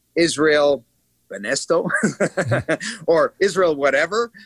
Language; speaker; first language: English; native; English